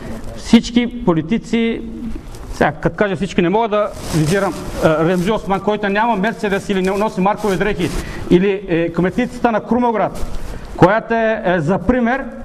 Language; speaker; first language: Bulgarian; non-native, local second language; Turkish